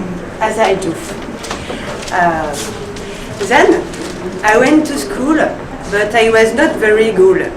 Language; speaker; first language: English; non-native, learner; French